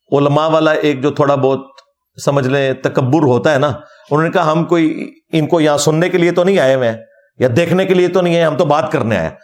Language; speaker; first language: Urdu; non-native, local second language; Punjabi